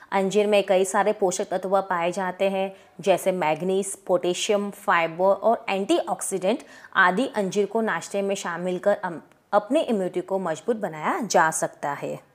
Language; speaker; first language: Hindi; native; Hindi